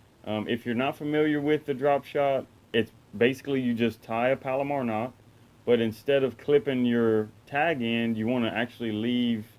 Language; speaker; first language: English; native; English